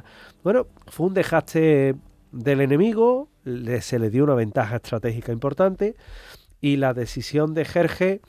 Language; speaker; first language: Spanish; native; Spanish